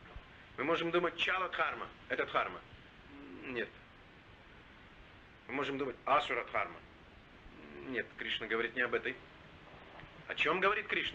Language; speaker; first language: Russian; native; Russian